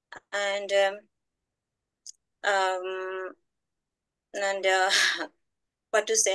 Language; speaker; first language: English; non-native, learner; Bangla